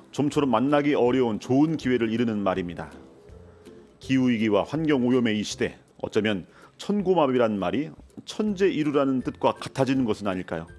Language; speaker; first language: Korean; native; Korean